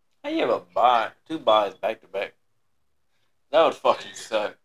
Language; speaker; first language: English; native; English